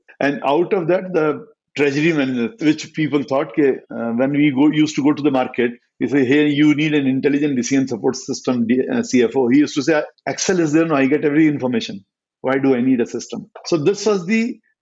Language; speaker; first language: English; non-native, local second language; Hindi